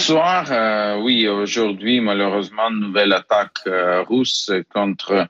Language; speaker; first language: French; non-native, learner; Ukrainian